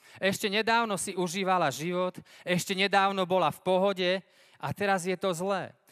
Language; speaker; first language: Slovak; native; Slovak